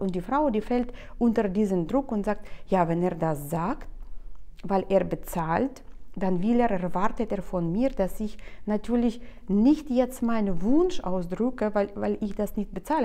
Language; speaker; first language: German; non-native, fluent; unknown